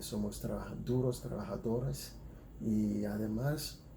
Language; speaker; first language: Spanish; non-native, fluent; Haitian Creole